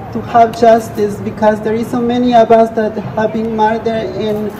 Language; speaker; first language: English; non-native, fluent; Spanish